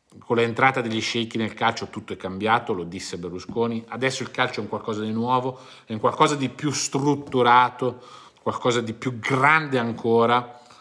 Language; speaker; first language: Italian; native; Italian